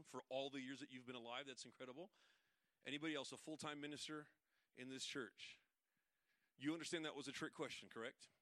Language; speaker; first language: English; native; English